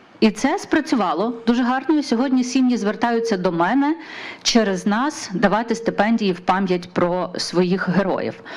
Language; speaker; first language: Ukrainian; native; Ukrainian